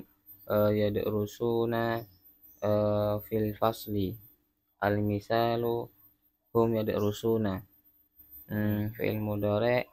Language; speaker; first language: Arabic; non-native, fluent; Javanese